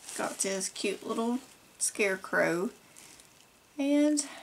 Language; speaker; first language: English; native; English